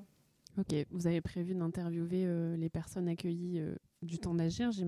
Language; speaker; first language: French; native; French